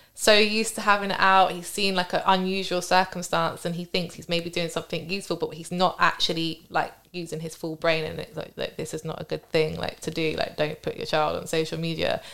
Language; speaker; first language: English; native; English